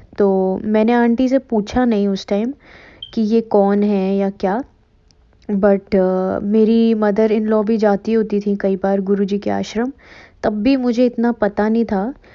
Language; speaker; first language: Hindi; native; Hindi